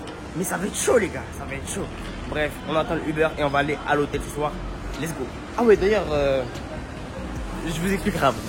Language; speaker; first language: French; native; French